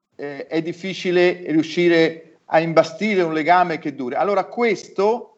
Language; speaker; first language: Italian; native; Italian